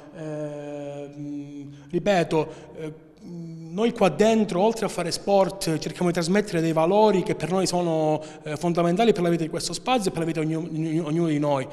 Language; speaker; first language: Italian; native; Italian